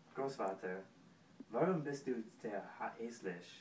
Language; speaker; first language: German; non-native, learner; English